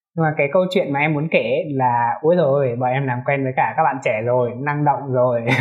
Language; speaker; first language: Vietnamese; non-native, local second language; Hmong